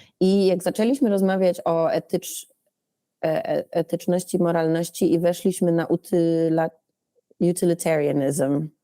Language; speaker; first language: Polish; early bilingual, heritage; Polish